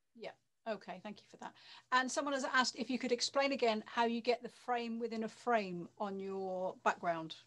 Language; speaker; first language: English; native; English